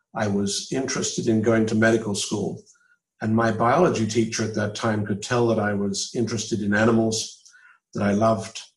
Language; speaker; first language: English; native; English